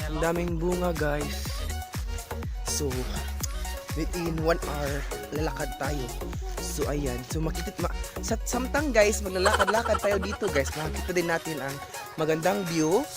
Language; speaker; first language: Filipino; non-native, local second language; Cebuano